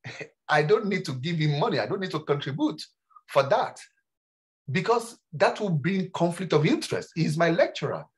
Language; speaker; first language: English; non-native, local second language; Yoruba